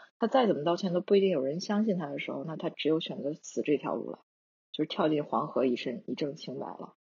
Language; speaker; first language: Chinese; non-native, local second language; Korean